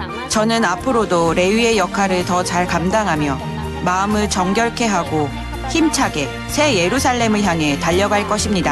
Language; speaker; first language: Korean; non-native, fluent; Thai